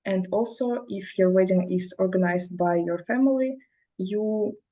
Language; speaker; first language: English; non-native, fluent; Russian